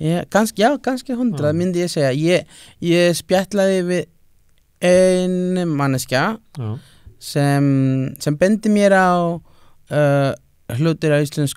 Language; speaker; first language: Icelandic; non-native, fluent; Spanish